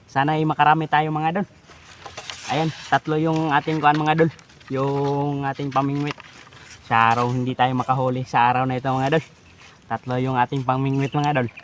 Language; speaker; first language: Filipino; non-native, local second language; Cebuano